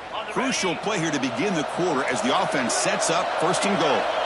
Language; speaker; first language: English; native; English